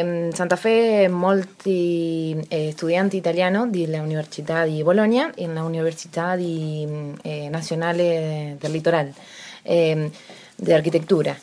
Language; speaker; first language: Italian; early bilingual, heritage; Spanish